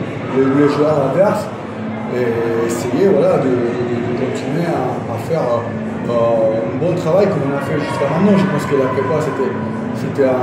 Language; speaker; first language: French; non-native, fluent; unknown